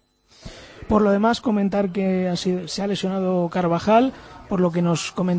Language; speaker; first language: Spanish; native; Spanish